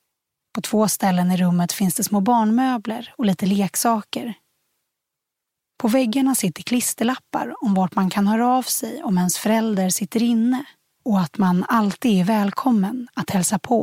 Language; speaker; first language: Swedish; native; Swedish